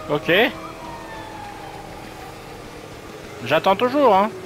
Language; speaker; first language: French; native; French